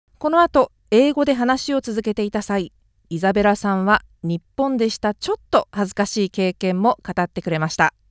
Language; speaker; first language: Japanese; native; Japanese